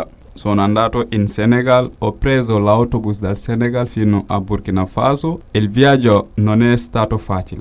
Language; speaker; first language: Italian; non-native, learner; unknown